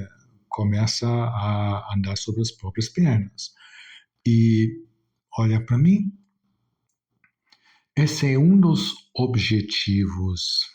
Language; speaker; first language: Portuguese; non-native, fluent; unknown